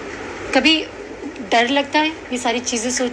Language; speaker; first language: Hindi; native; Hindi